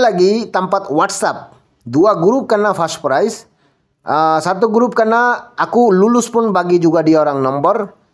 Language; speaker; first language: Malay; non-native, learner; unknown